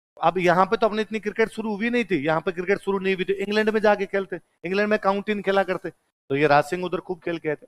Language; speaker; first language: Hindi; native; Hindi